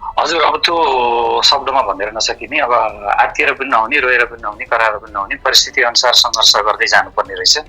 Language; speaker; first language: Nepali; native; Nepali